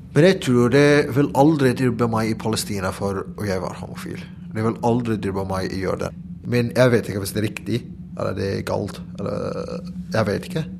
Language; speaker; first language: Norwegian; non-native, learner; Arabic